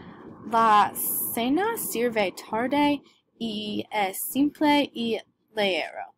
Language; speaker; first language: Spanish; non-native, learner; English